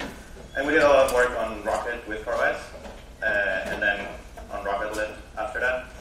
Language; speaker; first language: English; non-native, fluent; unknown